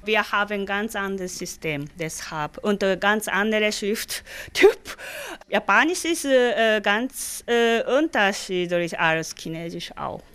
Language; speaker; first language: German; non-native, learner; Japanese